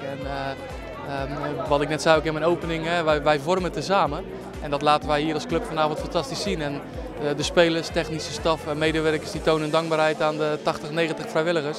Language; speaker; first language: Dutch; native; Dutch